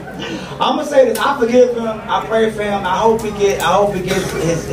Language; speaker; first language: English; native; English